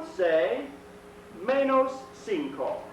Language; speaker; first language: Spanish; non-native, fluent; English